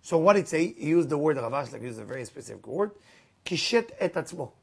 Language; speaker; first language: English; non-native, fluent; Hebrew